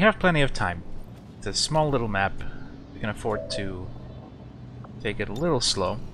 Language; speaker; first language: English; native; English